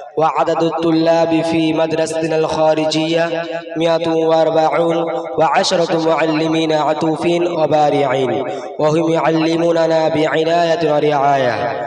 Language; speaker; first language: Arabic; non-native, learner; Bangla